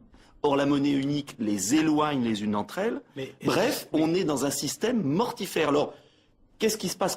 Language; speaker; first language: French; native; French